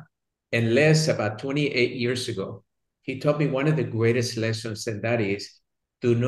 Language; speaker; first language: English; early bilingual, other home language; Spanish